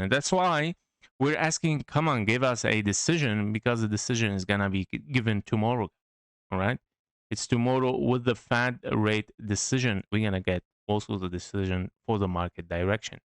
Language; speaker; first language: English; non-native, fluent; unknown